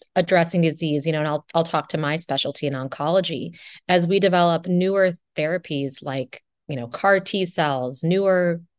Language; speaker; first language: English; native; English